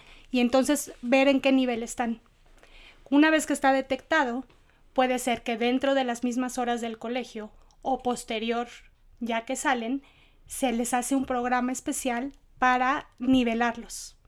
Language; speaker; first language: Spanish; native; Spanish